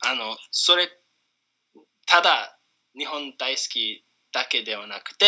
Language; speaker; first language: Japanese; non-native, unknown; English